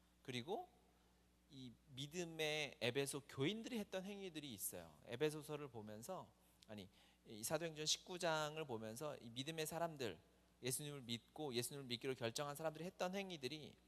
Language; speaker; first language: Korean; native; Korean